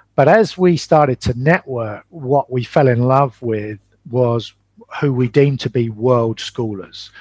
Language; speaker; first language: English; native; English